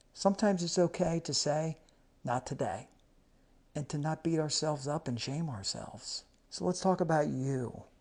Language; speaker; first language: English; native; English